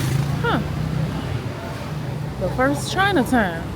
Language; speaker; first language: English; native; English